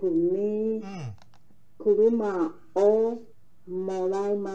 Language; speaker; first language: Japanese; non-native, learner; Chinese